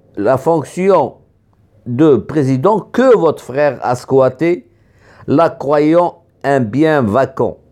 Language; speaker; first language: French; non-native, local second language; Arabic